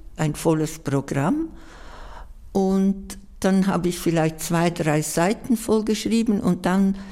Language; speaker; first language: German; non-native, local second language; Romansh